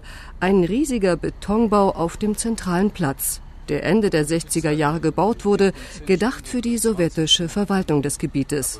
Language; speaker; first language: German; native; German